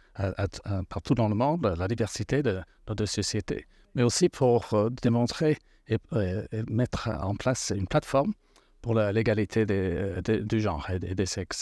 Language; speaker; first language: French; non-native, fluent; English